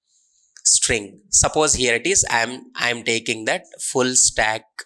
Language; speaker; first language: English; non-native, local second language; Telugu